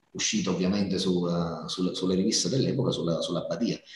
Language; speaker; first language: Italian; native; Italian